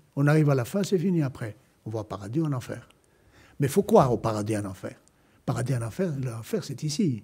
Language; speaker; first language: French; non-native, fluent; Greek